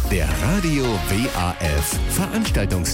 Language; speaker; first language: German; native; German